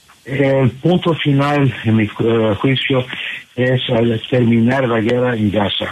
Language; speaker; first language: Spanish; non-native, fluent; English